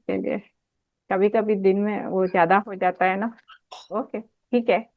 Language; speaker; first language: Hindi; native; Hindi